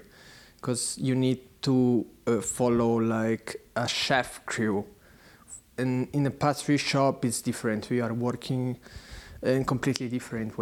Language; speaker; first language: English; non-native, learner; Italian